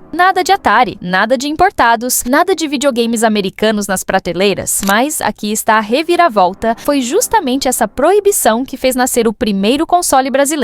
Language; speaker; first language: Portuguese; native; Portuguese